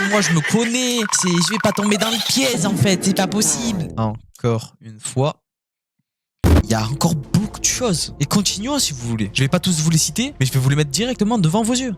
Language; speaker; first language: French; native; French